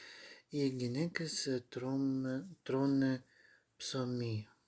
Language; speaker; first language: Greek; non-native, learner; Ukrainian